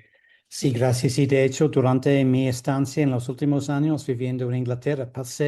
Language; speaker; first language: Spanish; non-native, fluent; English